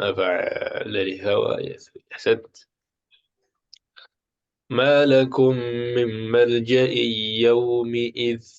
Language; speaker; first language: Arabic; non-native, fluent; Indonesian